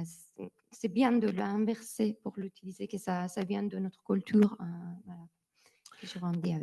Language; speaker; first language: French; non-native, learner; Persian